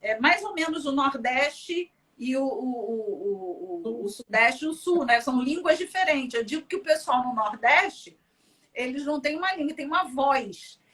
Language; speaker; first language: Portuguese; early bilingual, other home language; Spanish